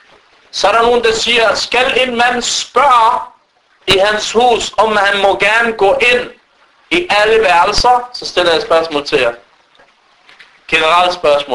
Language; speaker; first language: Danish; non-native, fluent; Arabic